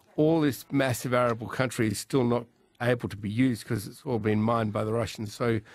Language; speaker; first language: English; native; English